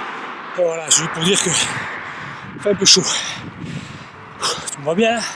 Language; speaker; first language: French; native; French